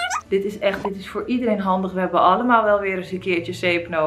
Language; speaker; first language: Dutch; native; Dutch